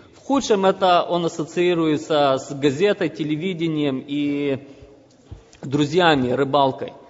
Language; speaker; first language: Russian; non-native, local second language; Ukrainian